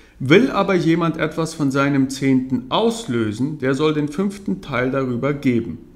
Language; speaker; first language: German; early bilingual, heritage; German